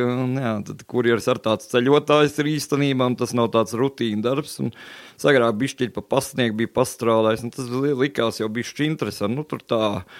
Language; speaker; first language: Latvian; native; Latvian